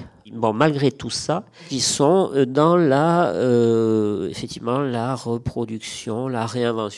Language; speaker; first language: French; native; French